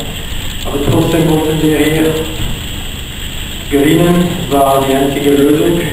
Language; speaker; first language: German; non-native, fluent; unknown